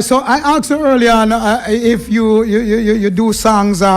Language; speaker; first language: English; native; English